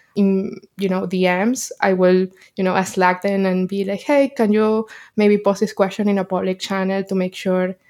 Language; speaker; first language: English; non-native, fluent; Spanish